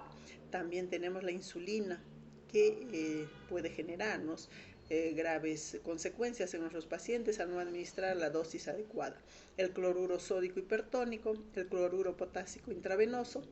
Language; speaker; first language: Spanish; native; Spanish